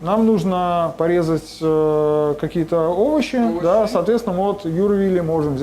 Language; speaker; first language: Russian; native; Russian